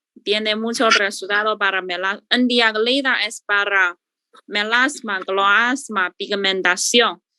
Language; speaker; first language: Spanish; non-native, learner; Chinese